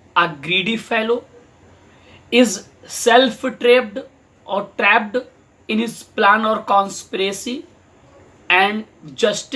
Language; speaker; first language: English; non-native, local second language; Hindi